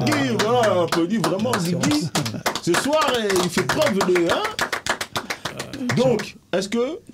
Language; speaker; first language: French; native; French